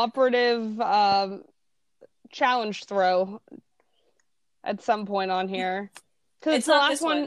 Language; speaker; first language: English; native; English